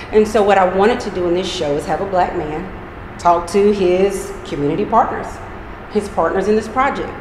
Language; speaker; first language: English; native; English